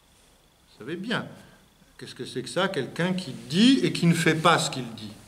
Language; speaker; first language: French; native; French